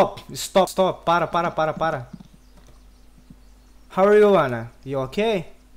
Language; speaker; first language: English; non-native, learner; Portuguese